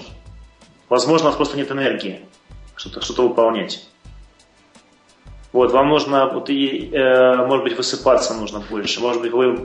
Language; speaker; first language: Russian; native; Russian